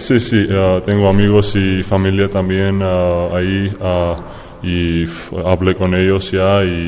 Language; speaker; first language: Spanish; non-native, fluent; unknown